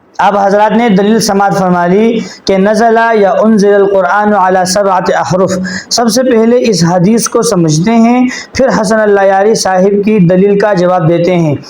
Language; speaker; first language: Urdu; non-native, local second language; Pashto